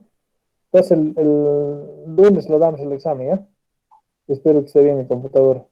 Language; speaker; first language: Spanish; native; Spanish